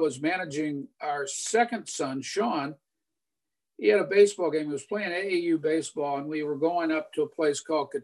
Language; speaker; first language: English; native; English